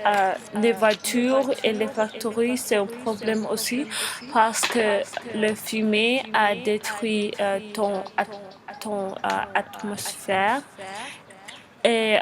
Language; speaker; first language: French; non-native, learner; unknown